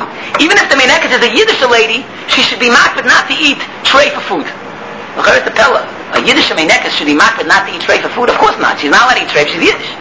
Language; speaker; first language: English; native; English